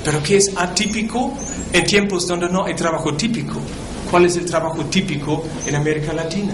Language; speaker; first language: Spanish; non-native, fluent; German